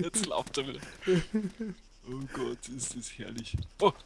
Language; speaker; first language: German; native; German